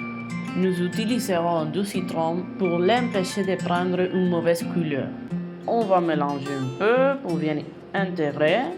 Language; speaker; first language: French; non-native, fluent; Spanish